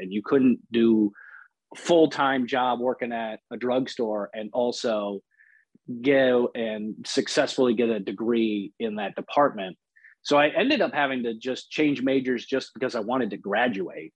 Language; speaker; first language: English; native; English